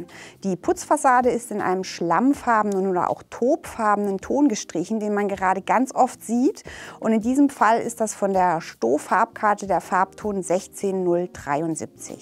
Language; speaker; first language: German; native; German